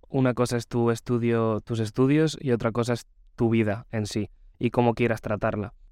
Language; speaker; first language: Spanish; native; Spanish